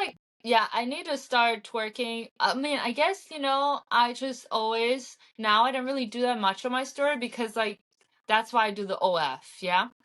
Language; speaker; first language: English; early bilingual, heritage; English